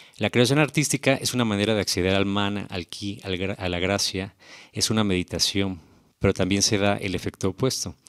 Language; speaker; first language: Spanish; native; Spanish